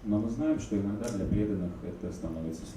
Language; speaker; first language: Russian; native; Russian